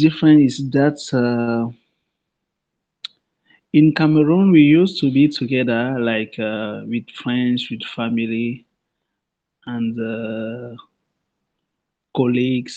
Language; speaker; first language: English; non-native, local second language; French